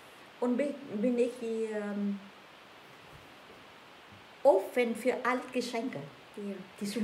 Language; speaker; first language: German; non-native, learner; Vietnamese